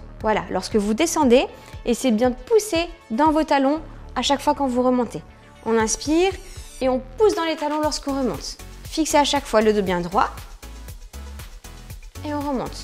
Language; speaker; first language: French; native; French